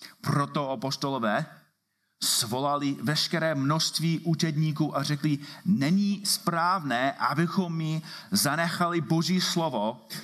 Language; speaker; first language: Czech; non-native, fluent; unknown